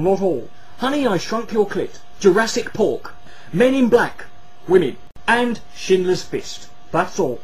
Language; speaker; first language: English; native; English